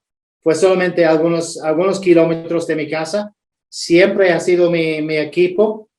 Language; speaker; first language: Spanish; non-native, fluent; English